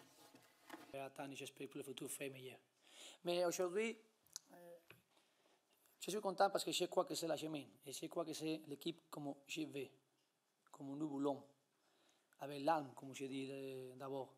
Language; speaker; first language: French; non-native, learner; Spanish